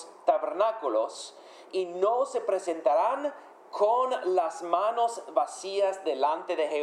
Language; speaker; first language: Spanish; non-native, fluent; English